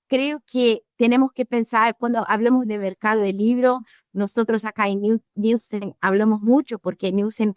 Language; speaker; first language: Spanish; non-native, fluent; Portuguese